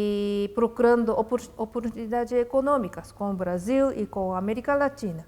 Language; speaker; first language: Portuguese; non-native, fluent; Japanese